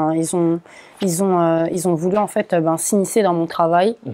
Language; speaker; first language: French; native; French